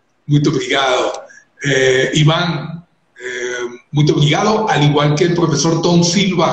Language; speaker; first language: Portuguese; non-native, learner; Spanish